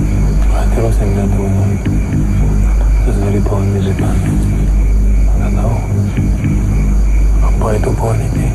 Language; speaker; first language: Indonesian; non-native, fluent; English